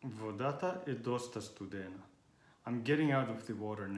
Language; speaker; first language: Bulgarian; non-native, learner; Finnish